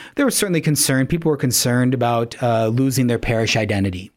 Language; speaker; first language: English; native; English